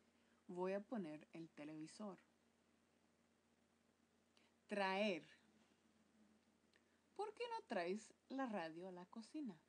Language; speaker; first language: Spanish; non-native, fluent; English